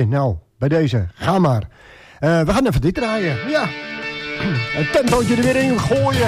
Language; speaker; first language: Dutch; native; Dutch